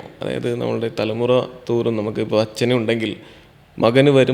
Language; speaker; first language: Malayalam; native; Malayalam